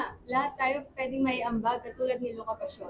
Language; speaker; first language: Filipino; native; Filipino